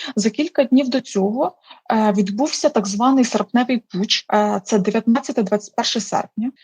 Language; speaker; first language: Ukrainian; native; Ukrainian